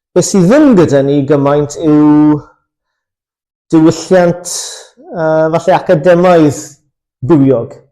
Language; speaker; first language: Welsh; native; Welsh